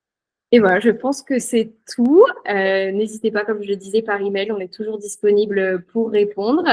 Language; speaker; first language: French; native; French